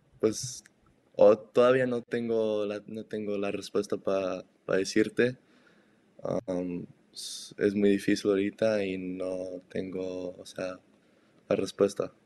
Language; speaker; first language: Spanish; early bilingual, heritage; Spanish